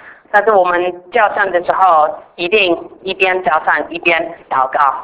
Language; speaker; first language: Chinese; non-native, fluent; English